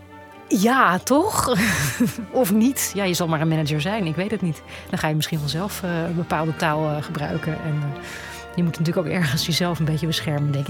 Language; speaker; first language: Dutch; native; Dutch